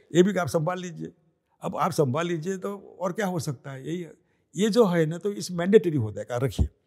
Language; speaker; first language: Hindi; non-native, local second language; Gujarati